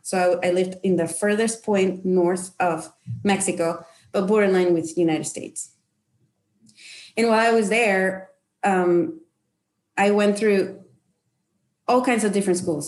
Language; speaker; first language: English; non-native, fluent; Spanish